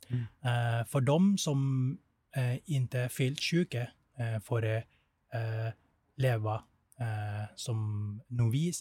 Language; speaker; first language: Swedish; non-native, fluent; Thai